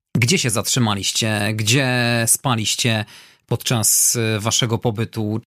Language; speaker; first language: Polish; native; Polish